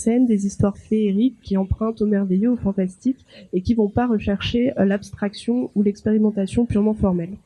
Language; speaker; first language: French; native; French